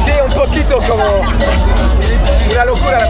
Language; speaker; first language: Spanish; non-native, learner; French